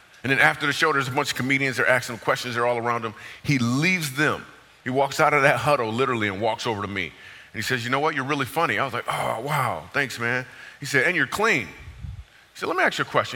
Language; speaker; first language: English; native; English